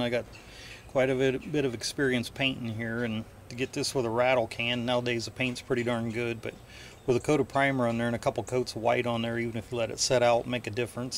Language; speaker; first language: English; native; English